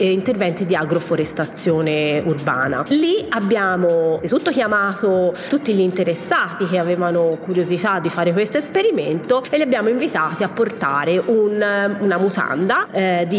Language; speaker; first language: Italian; native; Italian